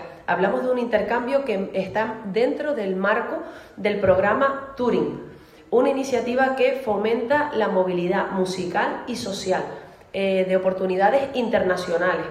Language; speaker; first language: Spanish; native; Spanish